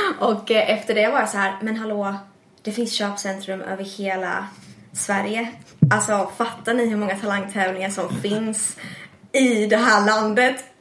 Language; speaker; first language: Swedish; early bilingual, other home language; English